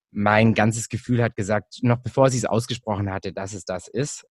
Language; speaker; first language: German; native; German